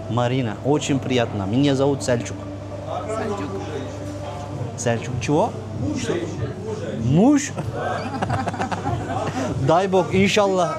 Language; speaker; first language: Russian; non-native, learner; Turkish